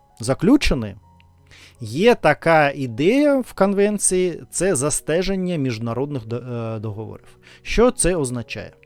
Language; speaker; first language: Ukrainian; non-native, learner; Russian